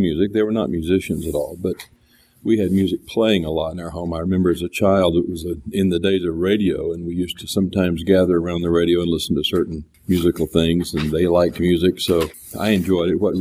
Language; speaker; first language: English; native; English